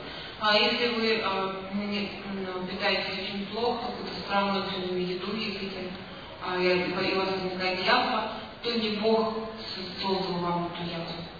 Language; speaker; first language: Russian; native; Russian